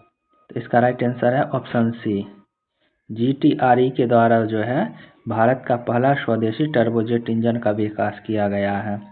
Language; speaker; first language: Hindi; native; Hindi